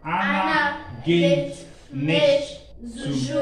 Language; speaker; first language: German; non-native, learner; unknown